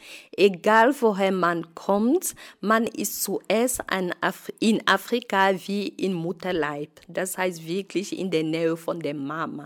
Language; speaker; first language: German; non-native, fluent; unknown